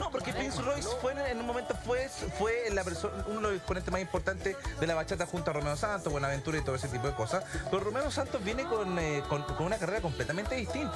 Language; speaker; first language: Spanish; native; Spanish